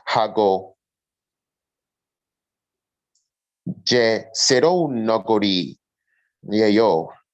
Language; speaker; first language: Korean; non-native, learner; English